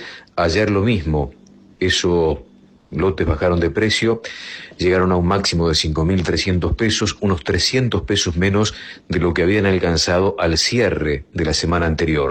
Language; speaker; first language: Spanish; native; Spanish